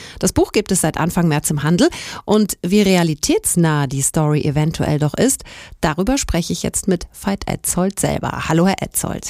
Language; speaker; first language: German; native; German